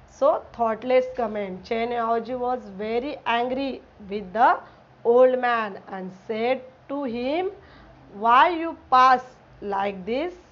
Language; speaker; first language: English; non-native, local second language; Marathi